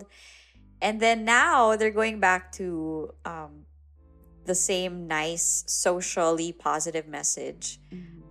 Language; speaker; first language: English; non-native, local second language; Filipino